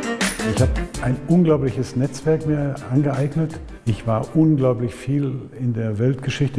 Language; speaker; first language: German; native; German